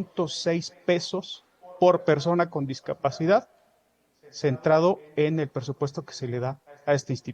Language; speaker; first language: Spanish; native; Spanish